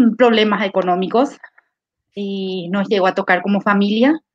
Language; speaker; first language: Spanish; native; Spanish